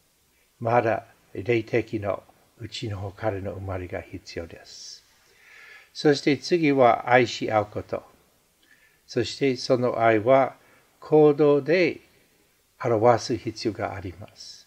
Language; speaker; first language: Japanese; non-native, fluent; English